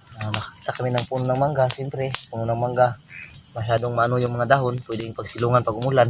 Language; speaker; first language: Filipino; native; Filipino